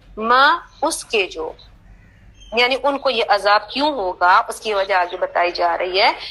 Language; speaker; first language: Urdu; native; Urdu